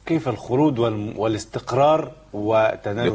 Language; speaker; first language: Arabic; native; Arabic